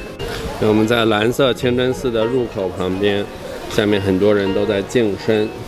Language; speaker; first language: Chinese; native; Chinese